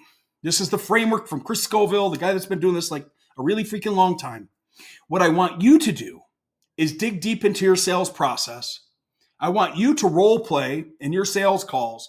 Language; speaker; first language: English; native; English